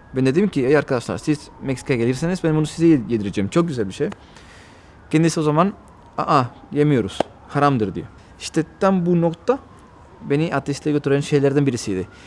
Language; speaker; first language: Turkish; non-native, fluent; Spanish